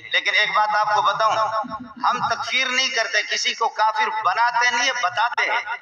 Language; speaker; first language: Urdu; non-native, local second language; Baluchi